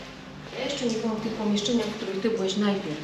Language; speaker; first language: Polish; native; Polish